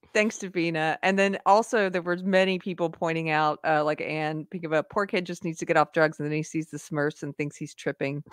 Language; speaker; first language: English; native; English